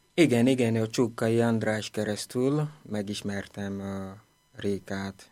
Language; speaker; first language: Hungarian; non-native, fluent; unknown